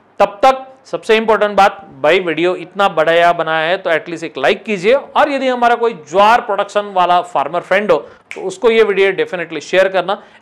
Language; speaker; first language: Hindi; non-native, local second language; Marathi